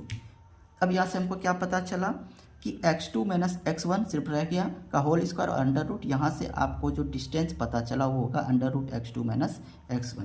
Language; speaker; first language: Hindi; native; Hindi